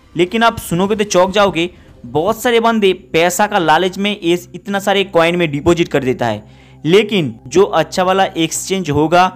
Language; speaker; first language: Hindi; non-native, local second language; Bangla